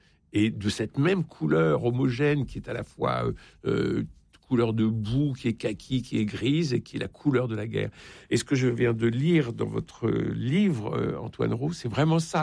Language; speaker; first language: French; native; French